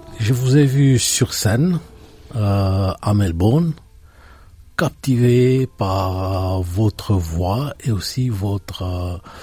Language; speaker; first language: French; native; French